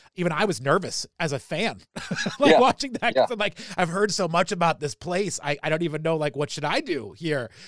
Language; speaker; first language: English; native; English